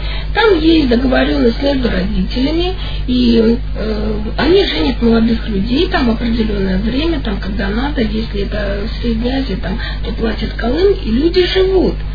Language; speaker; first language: Russian; native; Russian